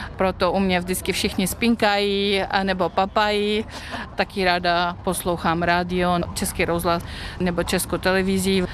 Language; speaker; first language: Czech; non-native, fluent; Russian